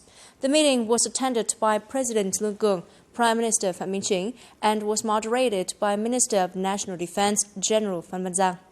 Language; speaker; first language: English; non-native, fluent; Vietnamese